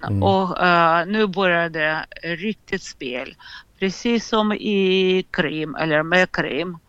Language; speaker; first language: Swedish; non-native, fluent; Russian